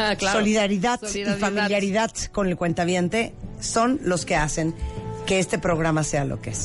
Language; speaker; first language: Spanish; native; Spanish